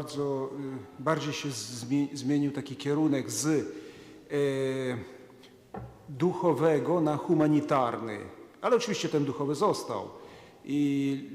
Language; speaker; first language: Polish; non-native, fluent; Ukrainian